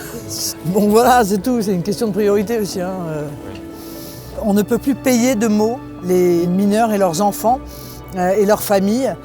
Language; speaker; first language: French; native; French